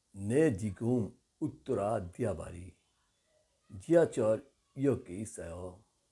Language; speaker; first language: Korean; non-native, learner; Bangla